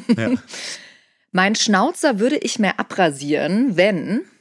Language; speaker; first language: German; native; German